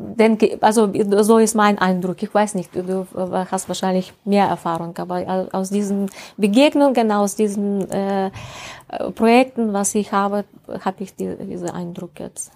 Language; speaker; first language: German; non-native, fluent; Russian